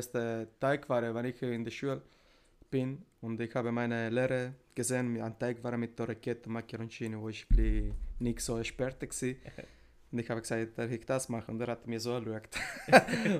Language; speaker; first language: German; non-native, learner; Italian